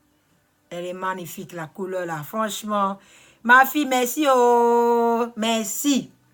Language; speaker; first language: French; non-native, learner; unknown